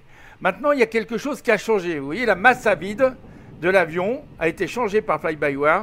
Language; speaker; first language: French; native; French